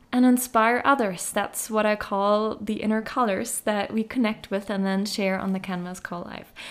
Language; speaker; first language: English; non-native, fluent; German